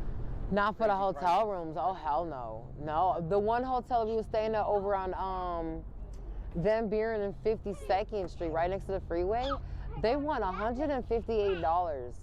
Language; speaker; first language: English; native; English